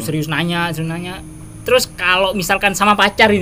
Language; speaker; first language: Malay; non-native, local second language; Javanese